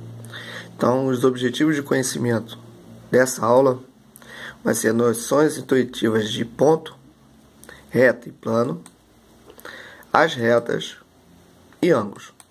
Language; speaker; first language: Portuguese; native; Portuguese